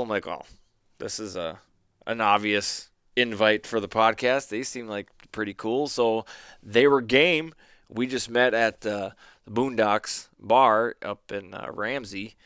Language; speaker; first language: English; native; English